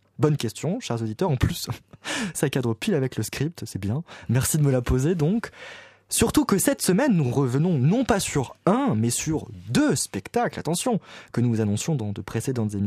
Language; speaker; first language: French; native; French